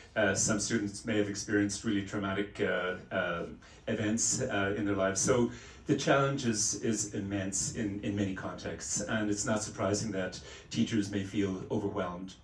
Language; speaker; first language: English; native; English